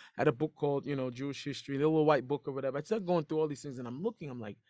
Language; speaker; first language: English; native; English